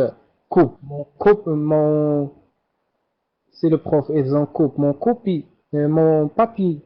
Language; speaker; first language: French; non-native, learner; Arabic